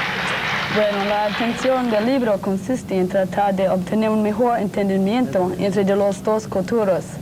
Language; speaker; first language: Spanish; non-native, learner; English